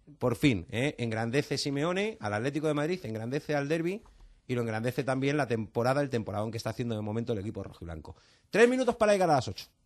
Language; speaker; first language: Spanish; native; Spanish